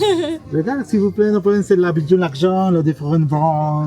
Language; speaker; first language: French; non-native, learner; Spanish